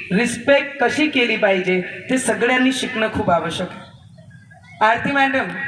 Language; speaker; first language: Marathi; non-native, local second language; Hindi